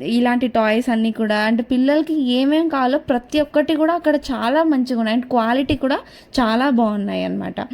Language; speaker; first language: Telugu; non-native, local second language; Kannada